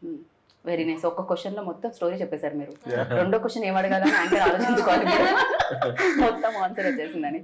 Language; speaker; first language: Telugu; native; Telugu